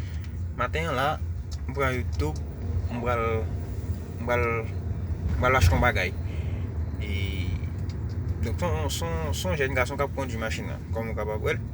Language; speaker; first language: French; non-native, learner; Haitian Creole